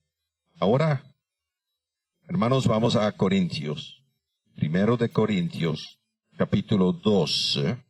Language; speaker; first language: Spanish; non-native, fluent; Dutch